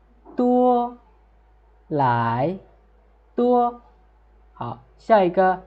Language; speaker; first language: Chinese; non-native, fluent; Lao